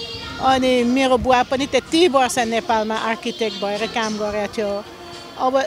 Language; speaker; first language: Nepali; early bilingual, other home language; German